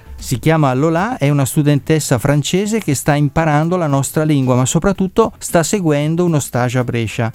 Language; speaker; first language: Italian; native; Italian